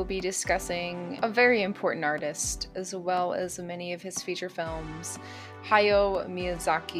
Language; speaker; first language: English; native; English